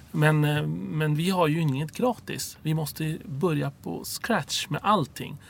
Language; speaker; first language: Swedish; early bilingual, other home language; Arabic